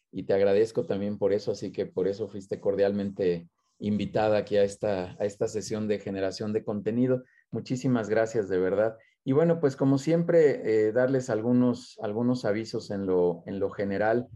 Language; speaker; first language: Spanish; native; Spanish